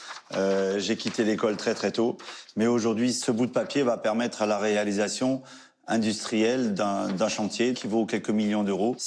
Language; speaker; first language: French; native; French